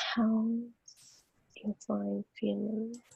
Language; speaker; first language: English; non-native, learner; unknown